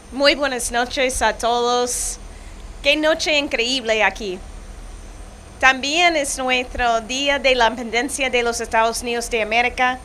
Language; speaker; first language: Spanish; non-native, fluent; English